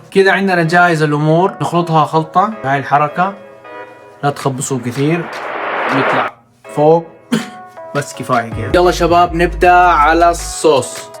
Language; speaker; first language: Arabic; native; Arabic